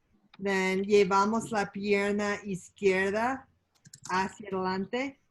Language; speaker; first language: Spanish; non-native, learner; English